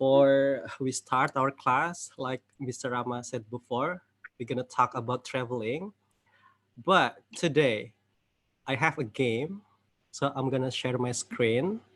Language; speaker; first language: English; non-native, fluent; Indonesian